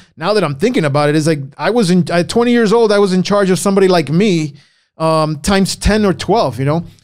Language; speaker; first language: English; early bilingual, other home language; Spanish